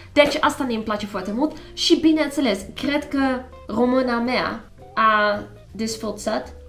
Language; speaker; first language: Romanian; non-native, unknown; Dutch